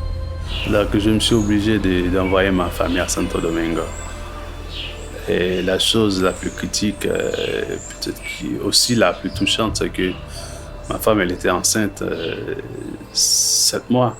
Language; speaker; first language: French; non-native, local second language; Haitian Creole